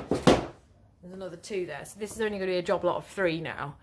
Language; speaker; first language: English; native; English